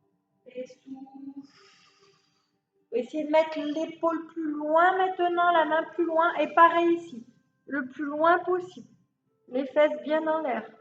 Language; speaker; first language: French; native; French